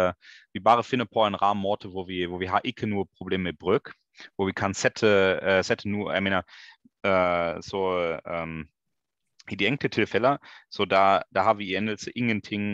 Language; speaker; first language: Norwegian; non-native, fluent; German